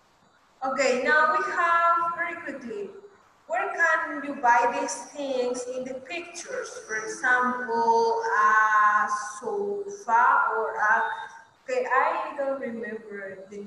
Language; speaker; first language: English; non-native, fluent; Spanish